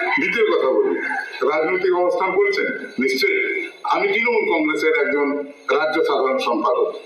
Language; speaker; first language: Bangla; non-native, local second language; Santali